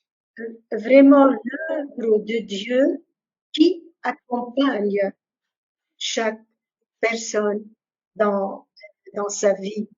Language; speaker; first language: French; non-native, local second language; Arabic